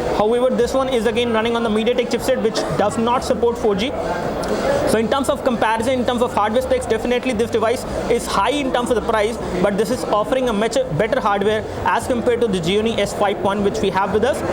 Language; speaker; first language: English; non-native, local second language; Hindi